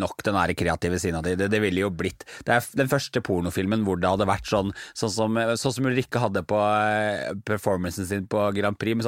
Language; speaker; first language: Norwegian; native; Norwegian